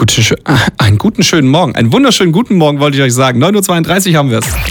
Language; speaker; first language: German; native; German